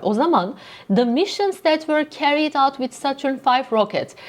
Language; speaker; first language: English; non-native, fluent; Turkish